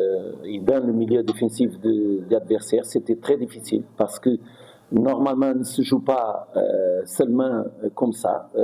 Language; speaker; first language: French; non-native, fluent; Portuguese